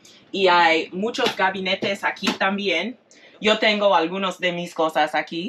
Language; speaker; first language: Spanish; non-native, fluent; English